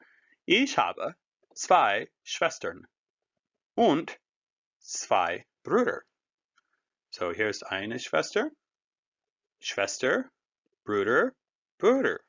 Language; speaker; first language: German; non-native, fluent; English